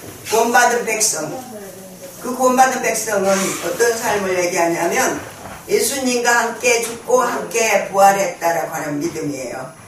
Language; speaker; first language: Korean; native; Korean